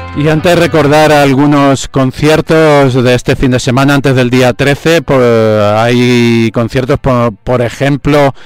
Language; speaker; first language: Spanish; native; Spanish